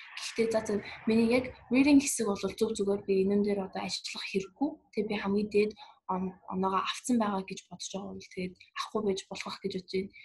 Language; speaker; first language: Mongolian; early bilingual, heritage; Mongolian